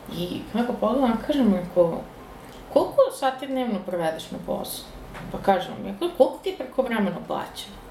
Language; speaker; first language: Serbian; native; Serbian